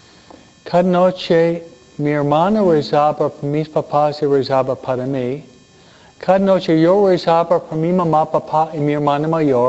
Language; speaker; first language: Spanish; non-native, fluent; English